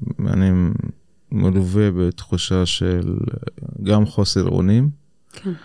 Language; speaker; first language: Hebrew; non-native, local second language; Arabic